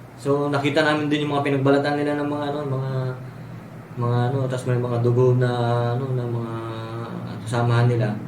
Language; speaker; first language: Filipino; native; Filipino